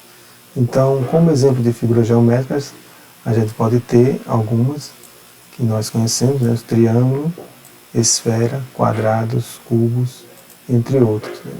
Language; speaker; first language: Portuguese; native; Portuguese